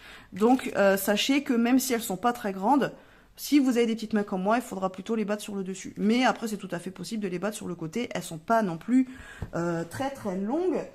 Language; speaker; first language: French; native; French